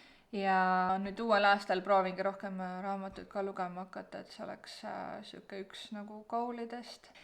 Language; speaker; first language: Estonian; native; Estonian